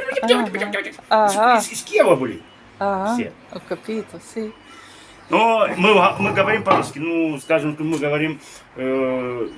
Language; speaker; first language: Russian; early bilingual, heritage; Russian